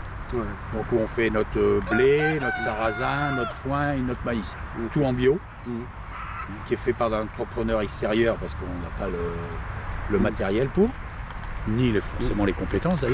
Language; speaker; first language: French; native; French